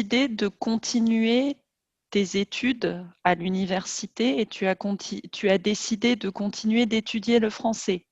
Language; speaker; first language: French; native; French